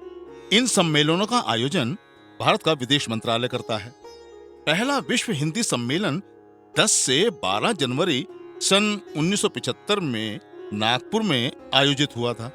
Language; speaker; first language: Hindi; native; Hindi